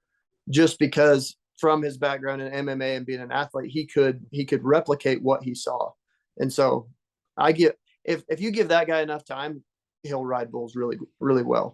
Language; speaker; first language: English; native; English